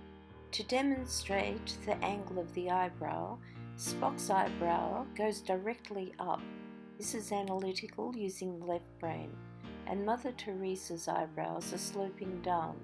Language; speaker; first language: English; native; English